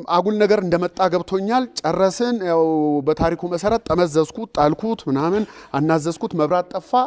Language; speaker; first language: Amharic; native; Amharic